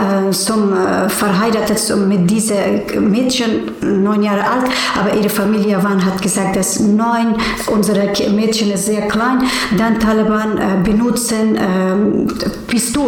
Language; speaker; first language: German; non-native, learner; Persian